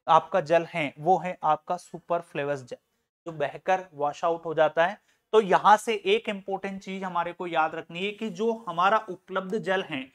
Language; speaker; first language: Hindi; native; Hindi